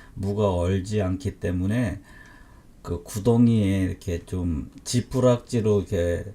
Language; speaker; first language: Korean; native; Korean